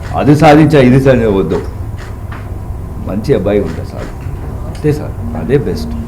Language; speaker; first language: Telugu; non-native, learner; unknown